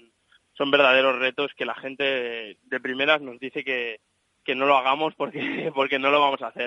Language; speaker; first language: Spanish; native; Spanish